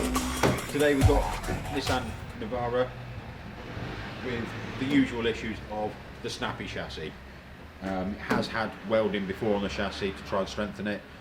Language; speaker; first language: English; native; English